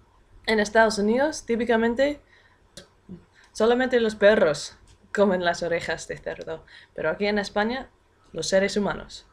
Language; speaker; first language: Spanish; non-native, fluent; English